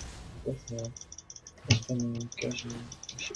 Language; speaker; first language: French; native; French